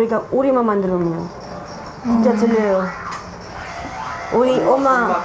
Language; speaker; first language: Korean; non-native, learner; Filipino